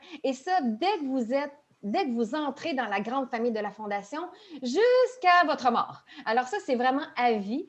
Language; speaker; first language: French; native; French